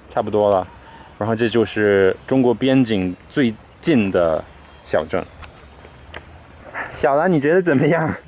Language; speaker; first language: Chinese; non-native, fluent; English